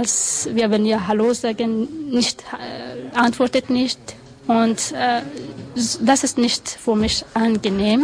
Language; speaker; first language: German; non-native, learner; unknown